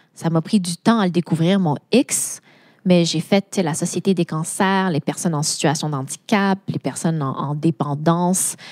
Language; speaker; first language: French; native; French